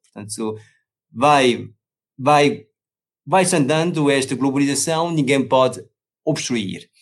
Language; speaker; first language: Portuguese; non-native, fluent; Chinese